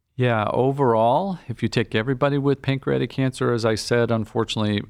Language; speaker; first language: English; native; English